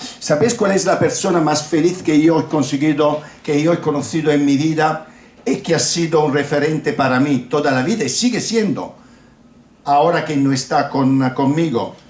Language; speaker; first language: Spanish; non-native, fluent; Italian